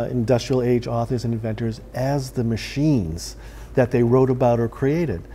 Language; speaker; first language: English; native; English